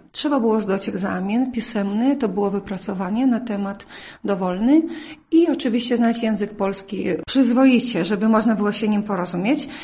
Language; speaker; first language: Polish; early bilingual, heritage; Polish